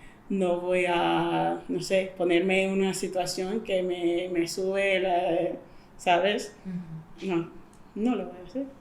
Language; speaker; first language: Spanish; non-native, fluent; English